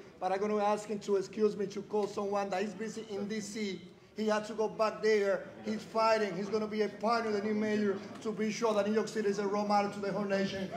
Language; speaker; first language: English; non-native, fluent; Spanish